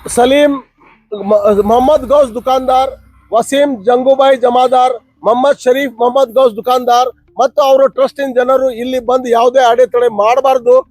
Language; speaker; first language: Kannada; non-native, local second language; Urdu